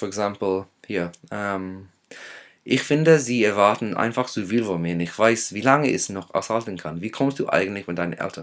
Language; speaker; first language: German; non-native, fluent; English